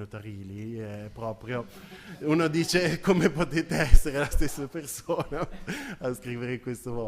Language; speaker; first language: Italian; native; Italian